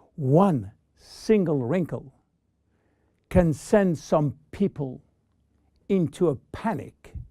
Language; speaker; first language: English; non-native, fluent; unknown